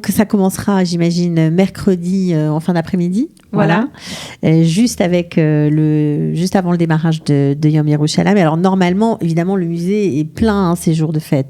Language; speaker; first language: French; native; French